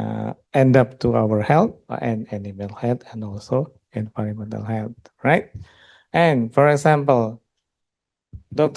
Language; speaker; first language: English; non-native, local second language; Indonesian